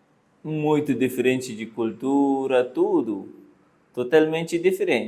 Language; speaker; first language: Portuguese; non-native, learner; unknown